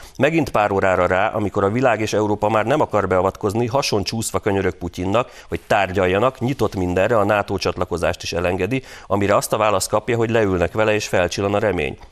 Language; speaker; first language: Hungarian; native; Hungarian